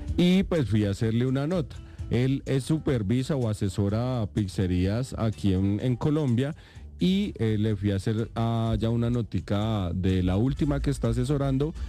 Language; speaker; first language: Spanish; native; Spanish